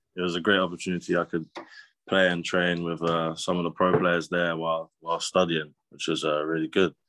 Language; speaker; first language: English; native; English